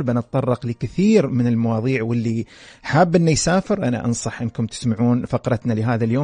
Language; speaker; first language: Arabic; native; Arabic